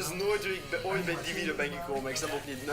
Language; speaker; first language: Dutch; native; Dutch